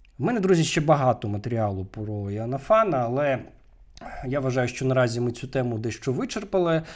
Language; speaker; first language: Ukrainian; native; Ukrainian